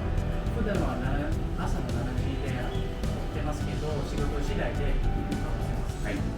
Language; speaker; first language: Japanese; non-native, fluent; Filipino